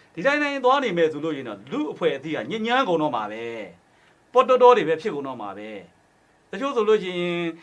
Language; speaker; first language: Burmese; native; Burmese